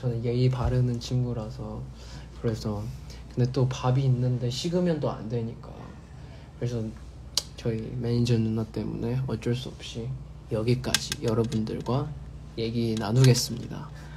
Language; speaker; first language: Korean; non-native, fluent; Chinese